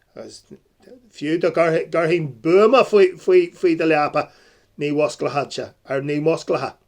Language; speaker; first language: Irish; non-native, local second language; English